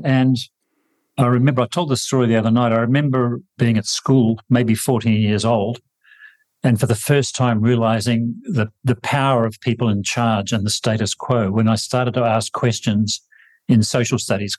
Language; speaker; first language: English; native; English